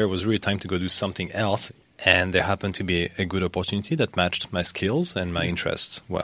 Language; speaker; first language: English; non-native, fluent; French